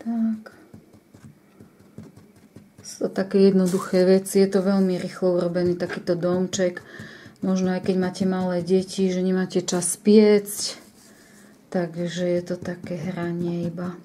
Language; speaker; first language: Slovak; native; Slovak